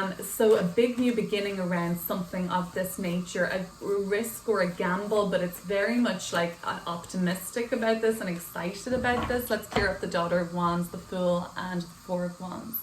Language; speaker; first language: English; native; English